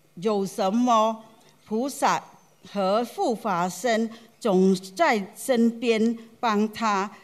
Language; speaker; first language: Chinese; non-native, fluent; Khmer